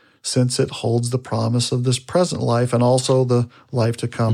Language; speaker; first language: English; native; English